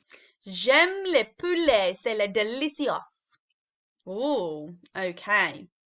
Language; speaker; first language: French; non-native, learner; English